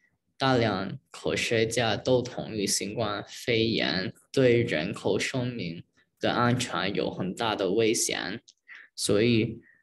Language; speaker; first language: Chinese; early bilingual, heritage; Chinese